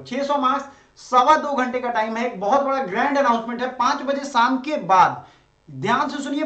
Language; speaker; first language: Hindi; native; Hindi